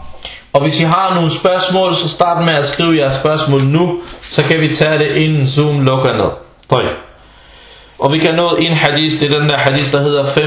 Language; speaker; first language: Danish; early bilingual, other home language; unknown